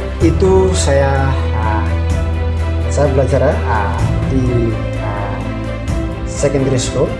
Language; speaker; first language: Indonesian; non-native, learner; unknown